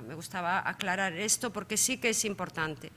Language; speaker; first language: Spanish; native; Spanish